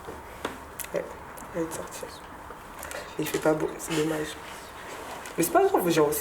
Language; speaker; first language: French; native; French